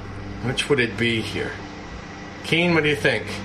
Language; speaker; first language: English; native; English